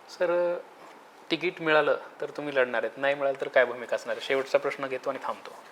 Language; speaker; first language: Marathi; native; Marathi